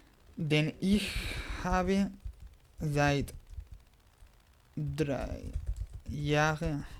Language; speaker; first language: German; non-native, fluent; Spanish